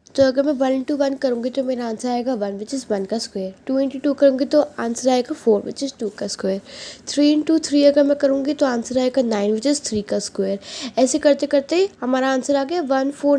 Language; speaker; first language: Hindi; native; Hindi